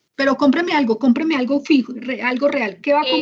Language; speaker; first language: Spanish; native; Spanish